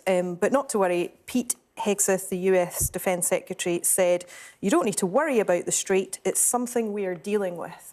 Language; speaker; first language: English; native; English